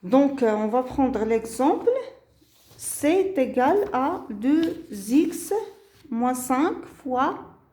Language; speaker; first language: French; non-native, local second language; Arabic